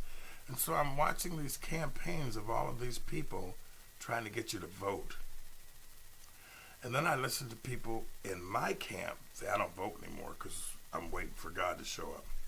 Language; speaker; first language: English; native; English